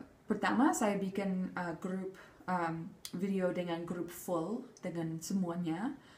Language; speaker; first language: Indonesian; non-native, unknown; English